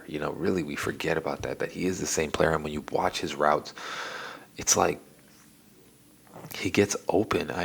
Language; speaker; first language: English; native; English